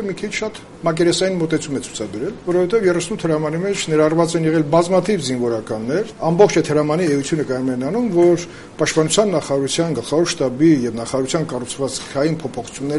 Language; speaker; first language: Armenian; native; Armenian